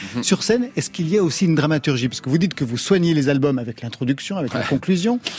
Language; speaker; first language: French; native; French